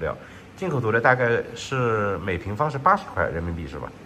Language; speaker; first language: Chinese; native; Chinese